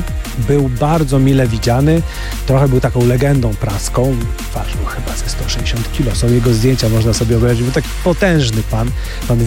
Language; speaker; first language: Polish; native; Polish